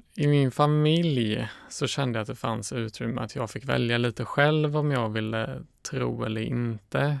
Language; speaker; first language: Swedish; native; Swedish